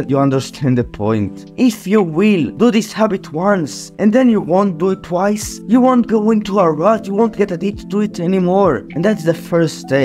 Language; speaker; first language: English; non-native, fluent; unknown